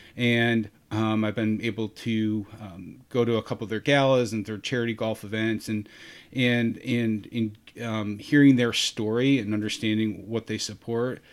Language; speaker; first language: English; native; English